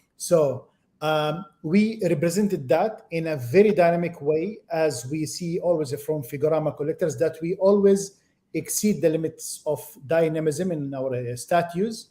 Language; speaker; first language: English; non-native, fluent; Arabic